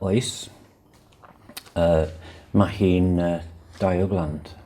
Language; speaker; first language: Welsh; non-native, learner; English